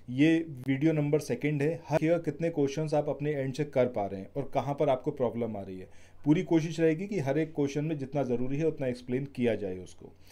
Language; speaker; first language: Hindi; native; Hindi